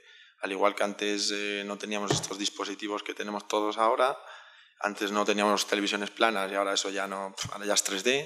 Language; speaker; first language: Spanish; native; Spanish